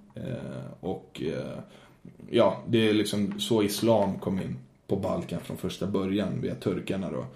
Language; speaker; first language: Swedish; native; Swedish